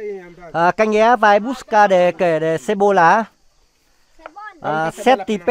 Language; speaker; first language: Portuguese; non-native, learner; Vietnamese